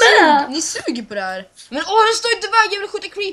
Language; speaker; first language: Swedish; native; Swedish